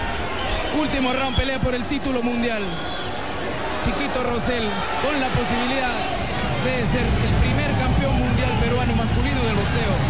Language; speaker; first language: Spanish; native; Spanish